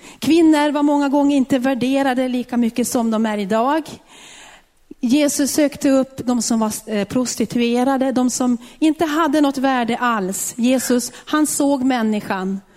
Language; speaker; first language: Swedish; native; Swedish